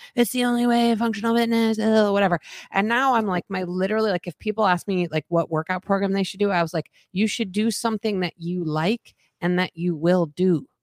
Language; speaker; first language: English; native; English